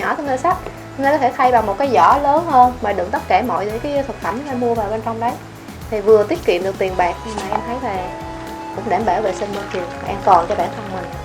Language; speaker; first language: Vietnamese; native; Vietnamese